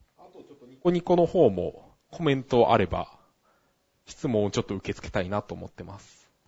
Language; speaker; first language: Japanese; native; Japanese